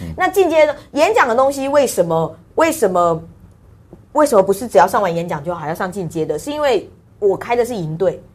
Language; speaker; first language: Chinese; non-native, local second language; Hakka Chinese